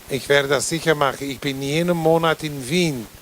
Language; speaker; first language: German; non-native, fluent; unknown